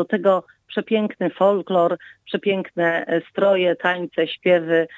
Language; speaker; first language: Polish; native; Polish